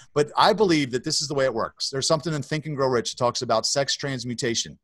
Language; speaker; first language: English; native; English